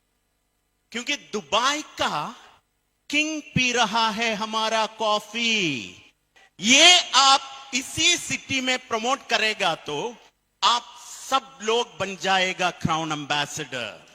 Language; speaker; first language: Hindi; non-native, local second language; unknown